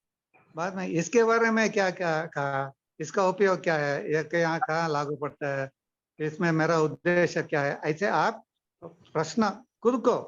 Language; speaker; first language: Hindi; non-native, local second language; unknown